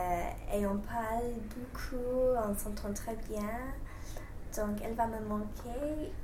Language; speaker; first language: French; non-native, fluent; English